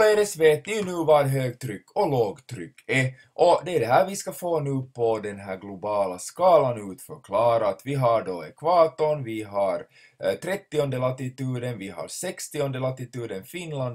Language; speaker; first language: Swedish; native; Swedish